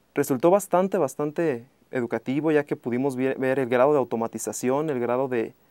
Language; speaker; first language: Spanish; native; Spanish